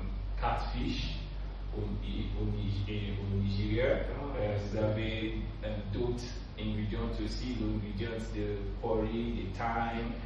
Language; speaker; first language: French; non-native, learner; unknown